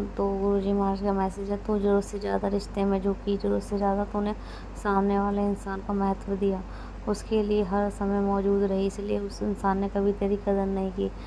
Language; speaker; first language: Hindi; native; Hindi